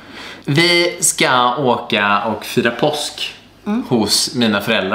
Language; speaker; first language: Swedish; native; Swedish